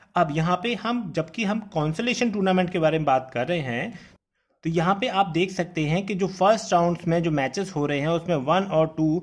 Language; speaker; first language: Hindi; native; Hindi